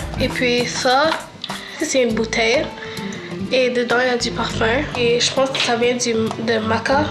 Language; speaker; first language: French; early bilingual, other home language; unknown